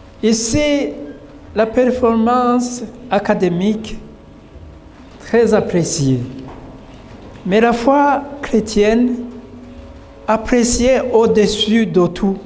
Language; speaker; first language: French; non-native, local second language; Rundi